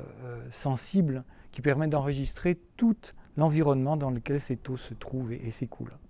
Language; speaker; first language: French; native; French